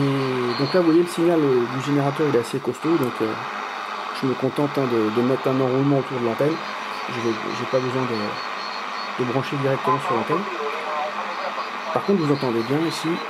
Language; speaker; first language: French; native; French